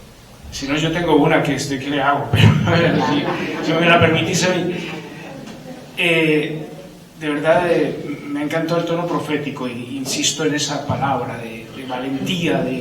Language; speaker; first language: Spanish; native; Spanish